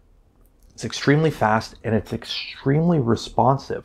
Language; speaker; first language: English; native; English